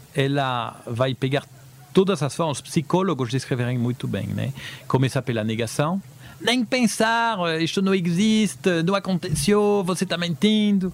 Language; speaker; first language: Portuguese; early bilingual, heritage; Portuguese